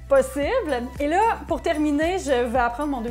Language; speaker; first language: French; native; French